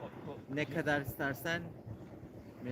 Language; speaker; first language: Turkish; non-native, learner; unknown